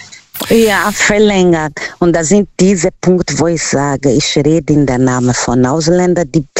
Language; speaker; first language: German; non-native, learner; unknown